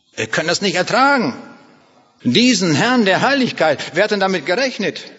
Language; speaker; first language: German; native; German